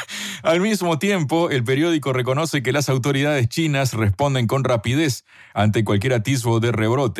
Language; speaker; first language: Spanish; native; Spanish